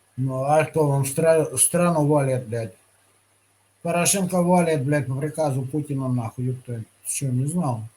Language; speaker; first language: Russian; native; Russian